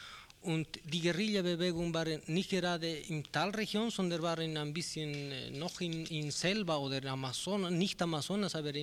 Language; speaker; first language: German; non-native, learner; Spanish